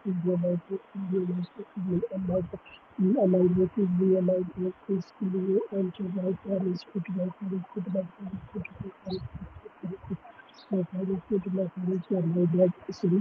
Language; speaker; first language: English; non-native, learner; Bangla